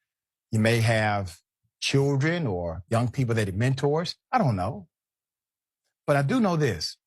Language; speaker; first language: English; native; English